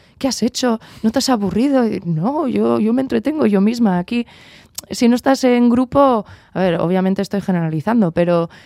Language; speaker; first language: Spanish; early bilingual, heritage; Spanish